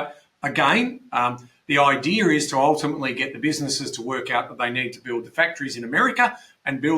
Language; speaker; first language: English; native; English